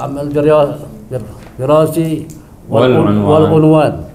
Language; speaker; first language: Arabic; non-native, learner; Indonesian